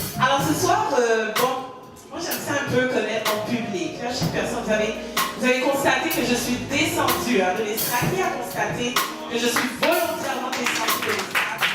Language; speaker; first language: French; native; French